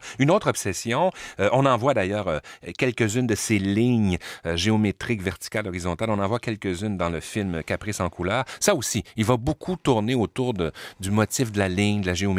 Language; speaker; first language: French; native; French